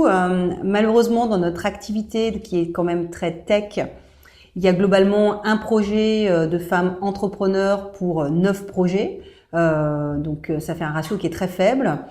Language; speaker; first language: French; native; French